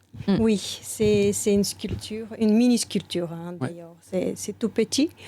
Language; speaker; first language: French; non-native, fluent; Bulgarian